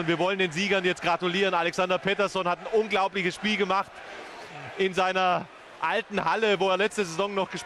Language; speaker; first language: German; native; German